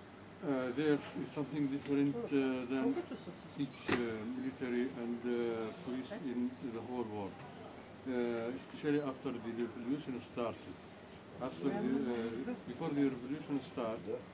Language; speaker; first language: English; non-native, learner; Arabic